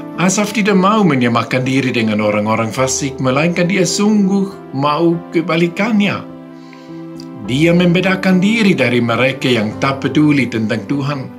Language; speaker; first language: Indonesian; non-native, fluent; Swiss German